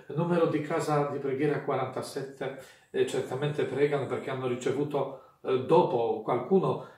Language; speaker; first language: Italian; non-native, fluent; Polish